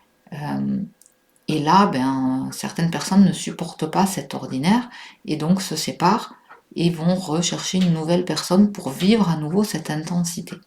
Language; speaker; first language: French; native; French